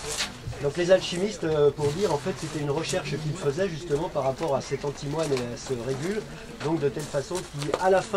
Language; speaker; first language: French; native; French